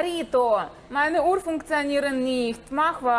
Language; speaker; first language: German; non-native, fluent; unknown